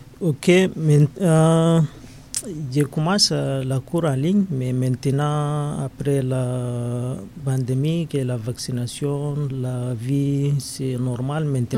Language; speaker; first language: French; non-native, learner; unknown